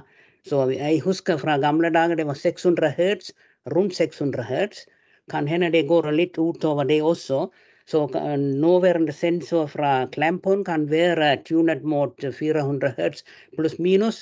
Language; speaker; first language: Norwegian; non-native, fluent; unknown